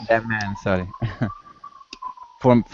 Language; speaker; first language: English; non-native, learner; Italian